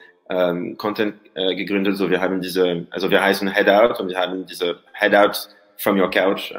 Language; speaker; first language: German; non-native, learner; French